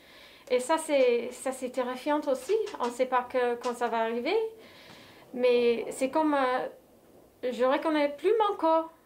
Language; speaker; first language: French; non-native, fluent; English